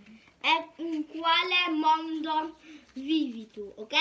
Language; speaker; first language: Italian; early bilingual, heritage; Italian